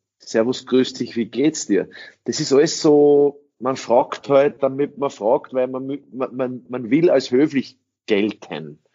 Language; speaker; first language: German; early bilingual, other home language; English